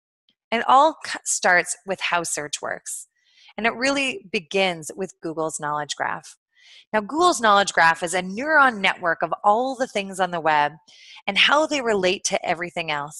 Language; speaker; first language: English; native; English